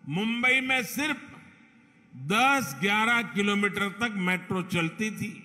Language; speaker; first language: Hindi; non-native, local second language; Gujarati